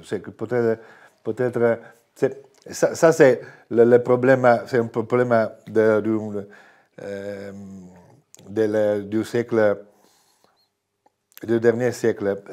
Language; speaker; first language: French; non-native, fluent; Italian